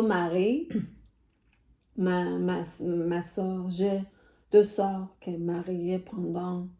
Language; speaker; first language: French; non-native, learner; Persian